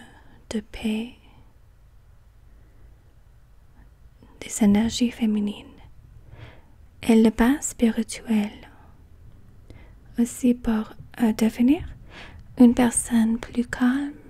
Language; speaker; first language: French; non-native, learner; English